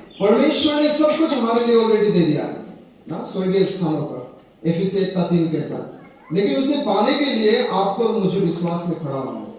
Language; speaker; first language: Hindi; non-native, local second language; Nepali